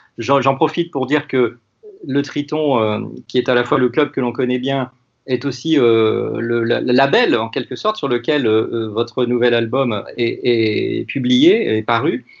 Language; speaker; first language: French; native; French